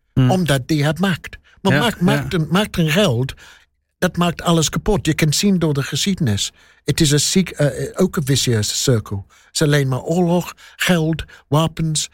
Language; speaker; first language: Dutch; non-native, learner; English